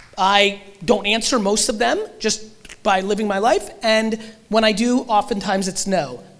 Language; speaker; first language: English; early bilingual, other home language; Russian